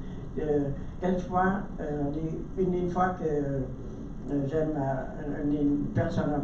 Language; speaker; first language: French; non-native, learner; Vietnamese